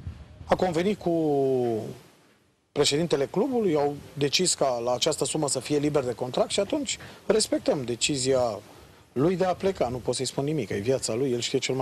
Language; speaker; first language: Romanian; native; Romanian